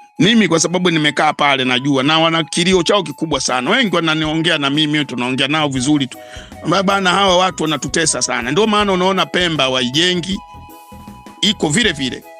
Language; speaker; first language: Swahili; native; Swahili